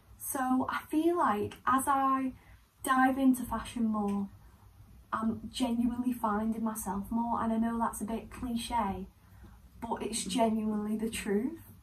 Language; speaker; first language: English; native; English